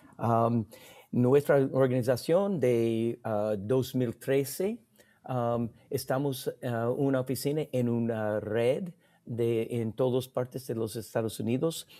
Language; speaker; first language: Spanish; non-native, learner; English